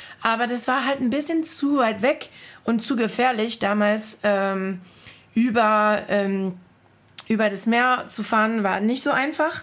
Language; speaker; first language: German; non-native, fluent; French